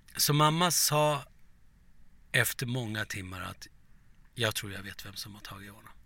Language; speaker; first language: Swedish; early bilingual, other home language; Turoyo